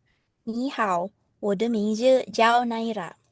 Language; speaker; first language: Chinese; non-native, learner; Indonesian